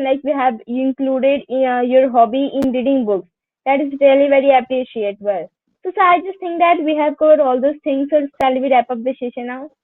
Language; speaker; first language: English; non-native, learner; Hindi